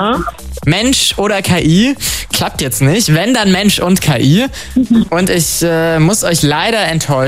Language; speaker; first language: German; native; German